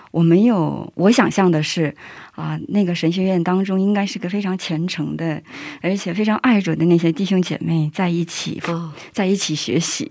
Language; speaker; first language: Chinese; non-native, local second language; Mongolian